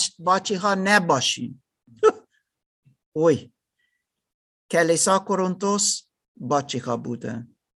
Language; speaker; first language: Persian; non-native, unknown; English